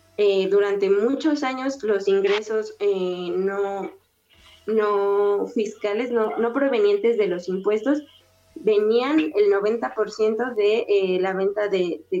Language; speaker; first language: Spanish; native; Spanish